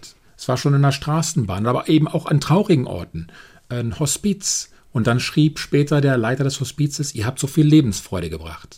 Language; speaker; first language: German; native; German